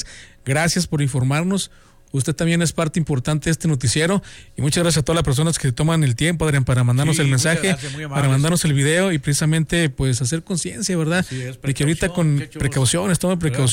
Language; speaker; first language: Spanish; native; Spanish